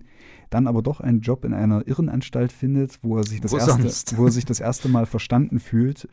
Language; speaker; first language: German; native; German